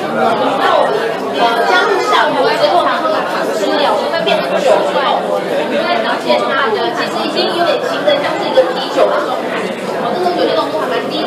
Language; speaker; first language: Chinese; native; Chinese